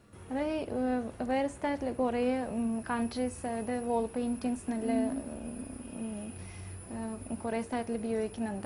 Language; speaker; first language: Malayalam; non-native, fluent; Russian